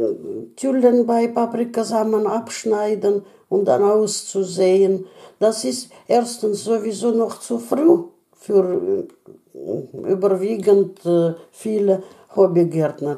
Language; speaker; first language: German; non-native, learner; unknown